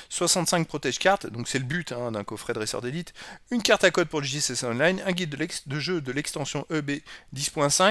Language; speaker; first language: French; native; French